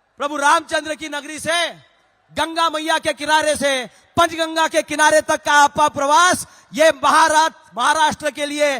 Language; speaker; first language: Hindi; non-native, local second language; Marathi